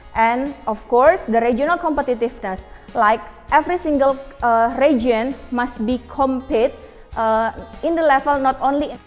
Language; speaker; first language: English; non-native, learner; Indonesian